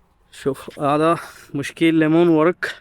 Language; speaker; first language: Arabic; non-native, learner; Bangla